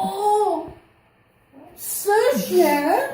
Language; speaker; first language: French; non-native, fluent; English